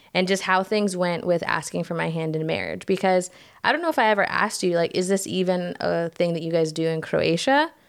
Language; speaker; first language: English; native; English